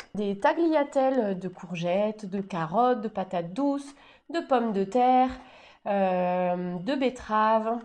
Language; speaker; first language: French; native; French